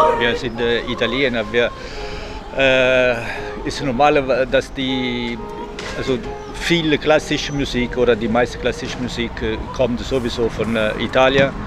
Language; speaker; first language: German; non-native, learner; Italian